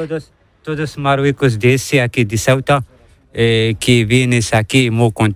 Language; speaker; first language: Spanish; non-native, learner; Arabic